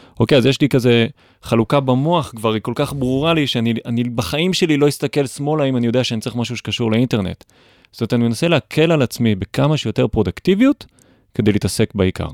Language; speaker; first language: Hebrew; native; Hebrew